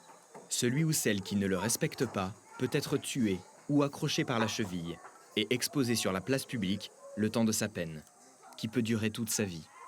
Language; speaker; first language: French; native; French